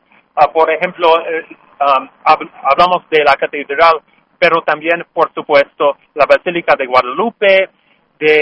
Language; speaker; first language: Spanish; non-native, fluent; English